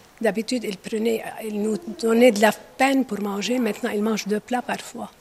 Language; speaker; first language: French; non-native, local second language; Arabic